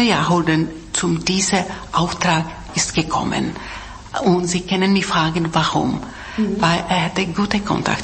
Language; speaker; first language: German; non-native, fluent; Czech